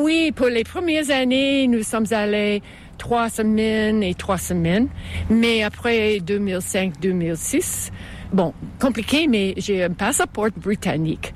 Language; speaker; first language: French; non-native, fluent; English